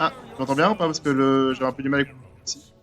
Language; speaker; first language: French; native; French